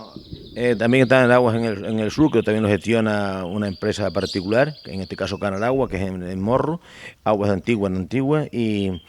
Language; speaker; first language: Spanish; native; Spanish